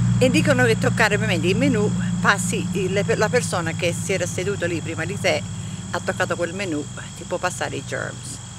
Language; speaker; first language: Italian; early bilingual, heritage; Italian